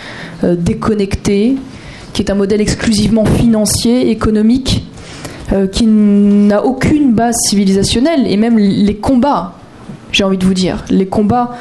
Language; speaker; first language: French; native; French